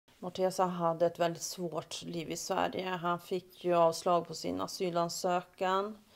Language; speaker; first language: Swedish; native; Swedish